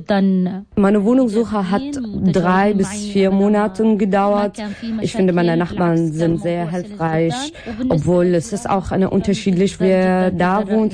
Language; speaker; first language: German; non-native, learner; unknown